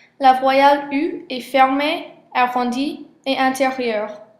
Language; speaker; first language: French; non-native, learner; English